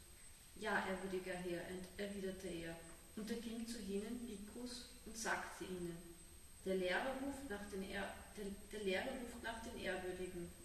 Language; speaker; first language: German; native; German